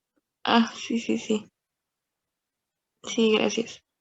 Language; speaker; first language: Spanish; native; Spanish